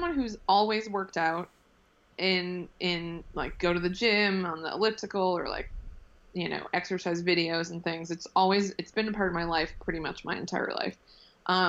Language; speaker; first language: English; native; English